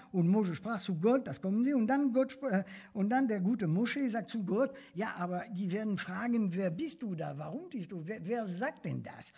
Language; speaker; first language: German; non-native, fluent; French